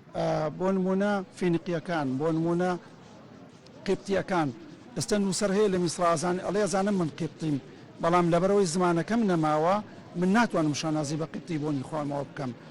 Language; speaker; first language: Central Kurdish; native; Central Kurdish